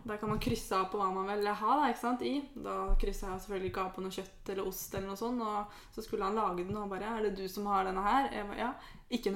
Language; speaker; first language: Norwegian; native; Norwegian